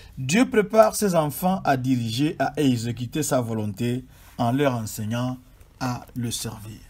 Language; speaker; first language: French; non-native, local second language; Swahili